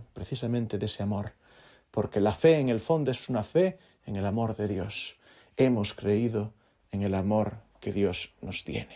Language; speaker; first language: Spanish; native; Spanish